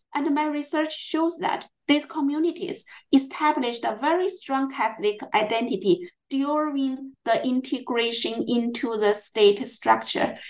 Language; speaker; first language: English; non-native, fluent; Chinese